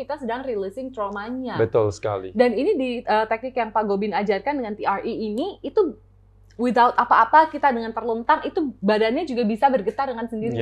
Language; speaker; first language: Indonesian; native; Indonesian